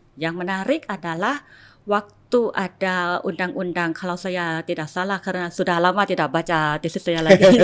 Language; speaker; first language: Indonesian; non-native, fluent; Thai